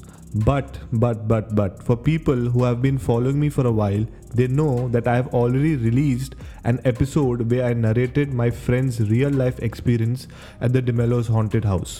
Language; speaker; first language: English; non-native, local second language; Konkani